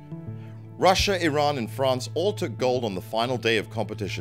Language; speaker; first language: English; native; English